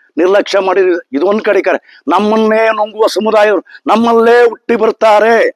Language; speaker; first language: Kannada; native; Kannada